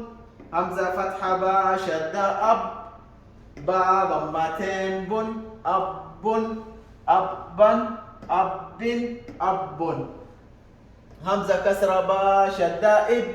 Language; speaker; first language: Arabic; non-native, local second language; Somali